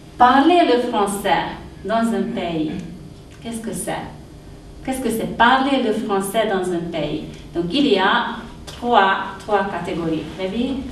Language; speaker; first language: French; non-native, fluent; Hungarian